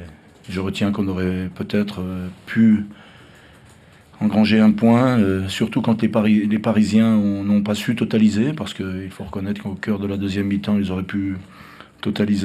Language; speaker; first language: French; native; French